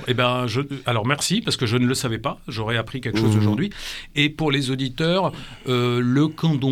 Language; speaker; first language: French; native; French